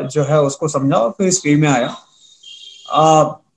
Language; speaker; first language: Hindi; native; Hindi